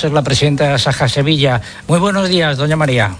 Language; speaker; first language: Spanish; native; Spanish